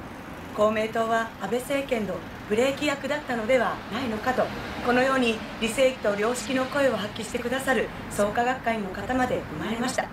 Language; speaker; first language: Japanese; native; Japanese